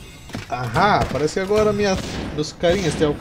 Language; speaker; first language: Portuguese; native; Portuguese